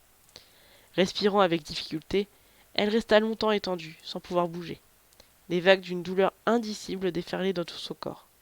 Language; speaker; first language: French; native; French